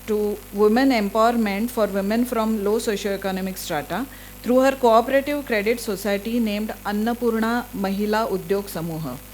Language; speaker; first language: English; non-native, local second language; Marathi